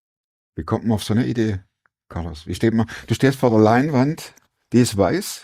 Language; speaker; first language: German; native; German